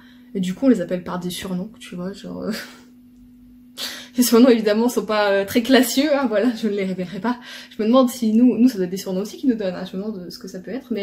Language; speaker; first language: French; native; French